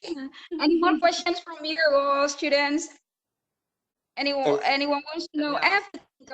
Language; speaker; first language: English; non-native, fluent; Indonesian